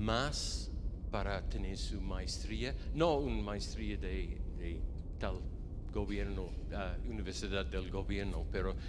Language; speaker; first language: Spanish; non-native, fluent; English